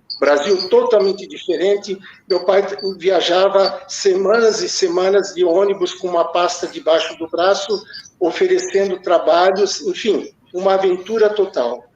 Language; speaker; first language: Portuguese; early bilingual, other home language; German